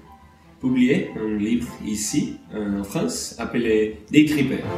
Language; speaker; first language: French; non-native, learner; Portuguese